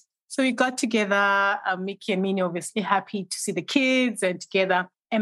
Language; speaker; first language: English; non-native, local second language; Shona